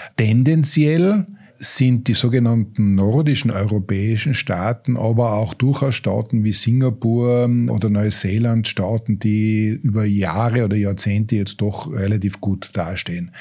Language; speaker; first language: German; native; German